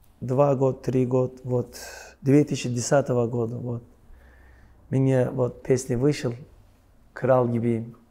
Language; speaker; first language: Russian; non-native, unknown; Turkish